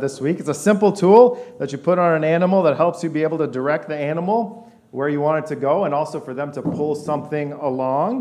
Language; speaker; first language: English; native; English